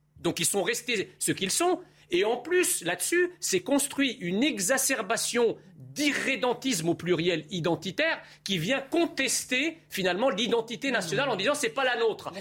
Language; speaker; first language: French; early bilingual, other home language; Arabic